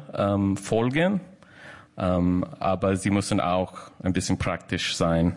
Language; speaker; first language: German; non-native, learner; English